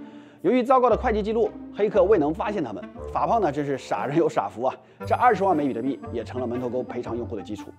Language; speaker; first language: Chinese; native; Chinese